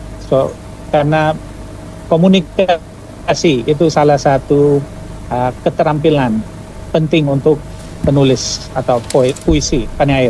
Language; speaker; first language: Indonesian; non-native, fluent; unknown